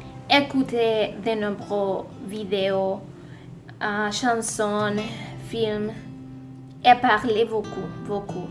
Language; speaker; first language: French; non-native, learner; Spanish